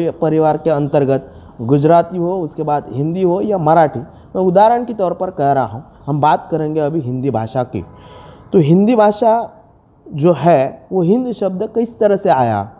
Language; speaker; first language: Hindi; non-native, local second language; Marathi